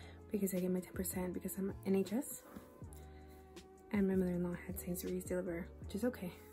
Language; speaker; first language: English; early bilingual, other home language; Spanish